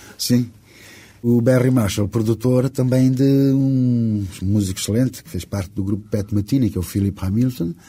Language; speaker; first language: Portuguese; non-native, local second language; Kabuverdianu